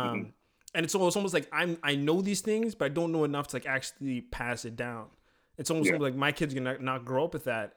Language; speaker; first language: English; native; English